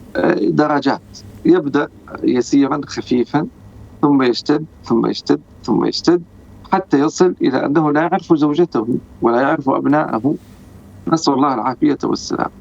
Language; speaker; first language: Arabic; native; Arabic